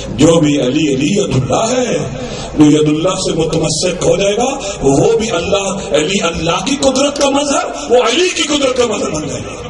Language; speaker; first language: Urdu; non-native, local second language; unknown